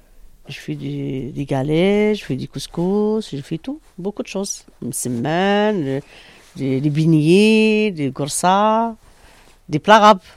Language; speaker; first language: French; non-native, learner; Arabic